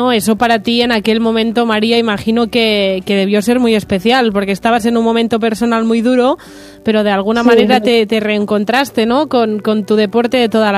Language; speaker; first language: Spanish; non-native, local second language; Catalan